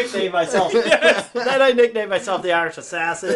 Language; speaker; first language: English; native; English